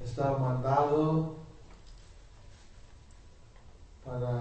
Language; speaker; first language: Spanish; non-native, learner; English